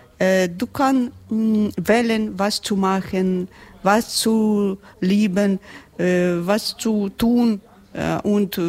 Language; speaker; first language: German; non-native, learner; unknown